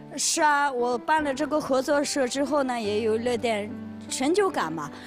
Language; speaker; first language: Chinese; non-native, local second language; Tibetan